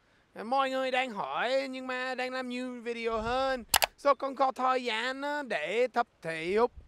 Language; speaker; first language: Vietnamese; non-native, learner; English